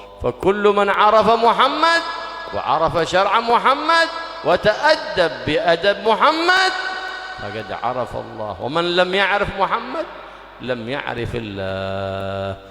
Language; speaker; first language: Arabic; native; Arabic